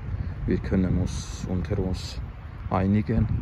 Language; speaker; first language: German; non-native, fluent; Azerbaijani